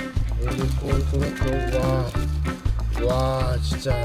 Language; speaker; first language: Korean; early bilingual, heritage; English